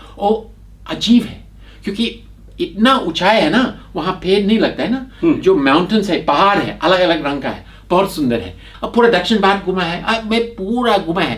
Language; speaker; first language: Hindi; non-native, fluent; English